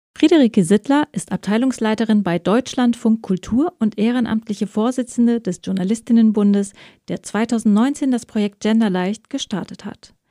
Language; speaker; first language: German; early bilingual, other home language; Persian